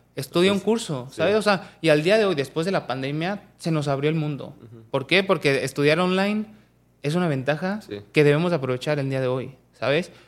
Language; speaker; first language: Spanish; native; Spanish